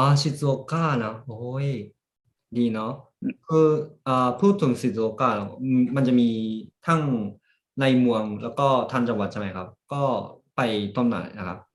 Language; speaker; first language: Thai; early bilingual, heritage; Japanese